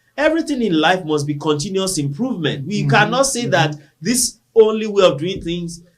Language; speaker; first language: English; non-native, local second language; Yoruba